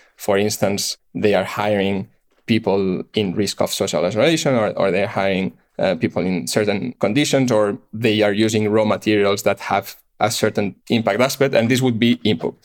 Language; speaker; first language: English; non-native, fluent; Catalan